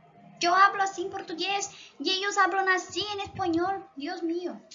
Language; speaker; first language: Spanish; non-native, local second language; Portuguese